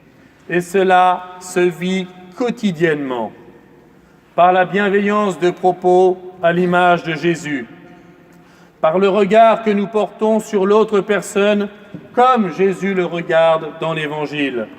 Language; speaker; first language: French; native; French